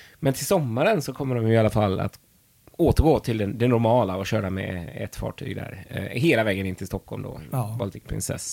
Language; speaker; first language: Swedish; native; Swedish